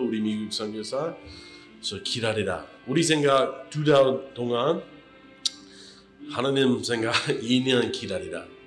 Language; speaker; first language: Korean; non-native, learner; English